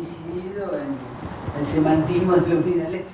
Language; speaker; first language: Spanish; native; Spanish